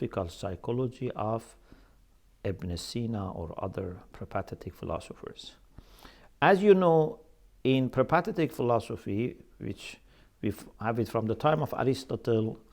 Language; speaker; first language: English; non-native, fluent; Persian